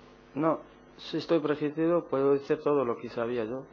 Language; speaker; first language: Spanish; non-native, learner; Arabic